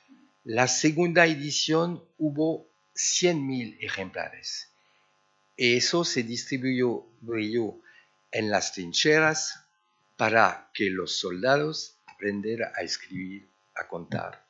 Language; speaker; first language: Spanish; early bilingual, heritage; French